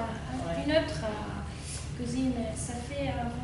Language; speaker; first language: French; non-native, learner; Arabic